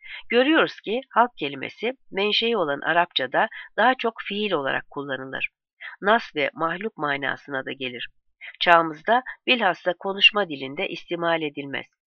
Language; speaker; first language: Turkish; native; Turkish